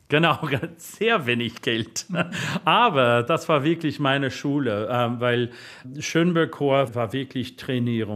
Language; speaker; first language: German; non-native, fluent; English